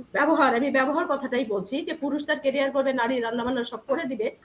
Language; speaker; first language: Bangla; native; Bangla